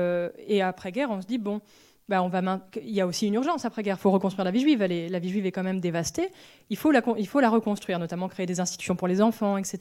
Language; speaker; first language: French; native; French